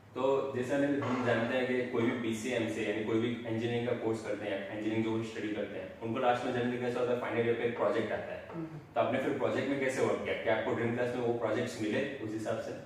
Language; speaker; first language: Hindi; native; Hindi